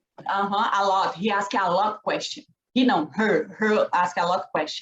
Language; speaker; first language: English; non-native, learner; Portuguese